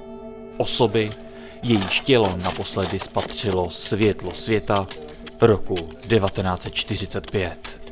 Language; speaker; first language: Czech; native; Czech